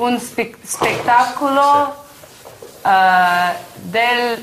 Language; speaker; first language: Spanish; non-native, learner; Russian